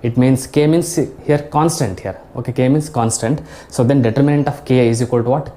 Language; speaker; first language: English; non-native, local second language; Kannada